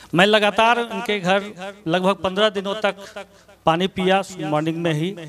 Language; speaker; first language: Hindi; native; Hindi